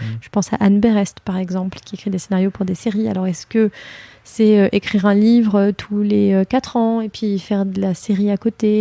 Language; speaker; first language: French; native; French